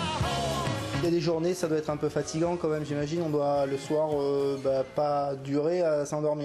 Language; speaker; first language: French; native; French